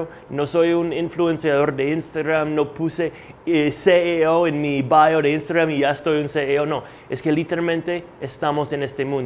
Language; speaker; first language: Spanish; non-native, fluent; English